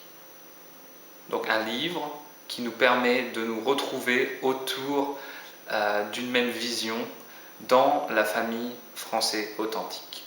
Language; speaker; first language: French; native; French